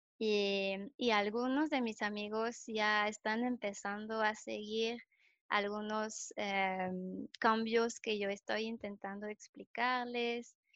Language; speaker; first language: Spanish; non-native, fluent; French